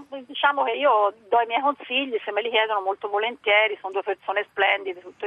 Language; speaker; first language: Italian; native; Italian